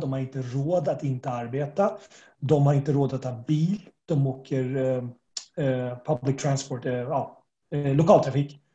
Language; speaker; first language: Swedish; native; Swedish